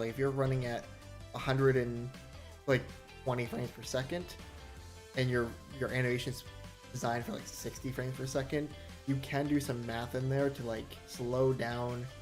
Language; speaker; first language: English; native; English